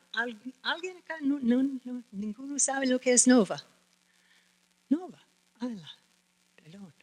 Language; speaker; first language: Spanish; non-native, fluent; English